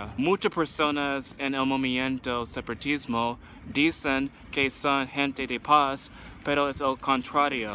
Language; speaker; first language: Spanish; non-native, learner; English